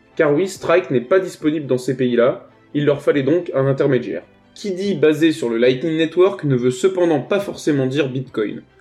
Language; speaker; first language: French; native; French